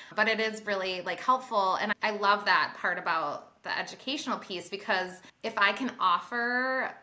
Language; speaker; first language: English; native; English